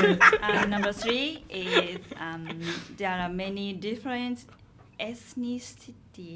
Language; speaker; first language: English; non-native, learner; Japanese